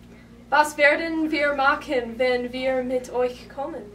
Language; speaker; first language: German; non-native, learner; English